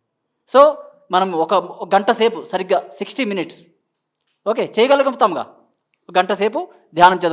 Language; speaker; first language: Telugu; native; Telugu